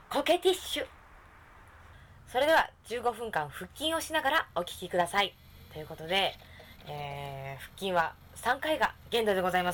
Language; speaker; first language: Japanese; native; Japanese